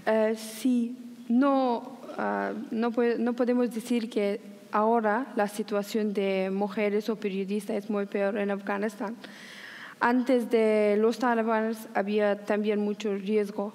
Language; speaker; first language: Spanish; non-native, learner; Persian